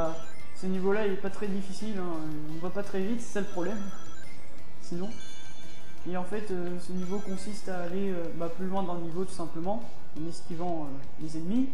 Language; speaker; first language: French; native; French